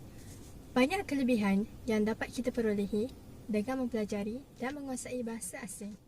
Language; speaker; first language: Malay; native; Malay